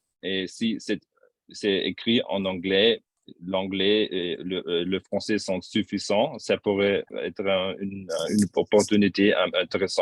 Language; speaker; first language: French; non-native, fluent; German